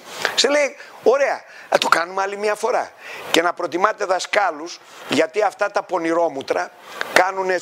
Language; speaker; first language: Greek; native; Greek